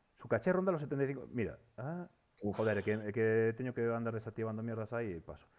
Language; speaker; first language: Spanish; native; Spanish